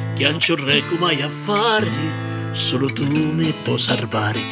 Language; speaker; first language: Italian; native; Italian